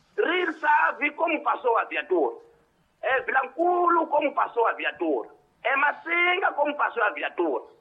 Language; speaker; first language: Portuguese; non-native, local second language; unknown